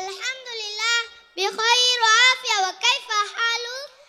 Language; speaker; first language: Arabic; non-native, learner; Bangla